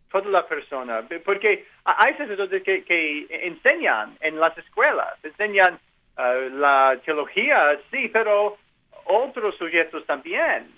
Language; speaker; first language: Spanish; non-native, learner; English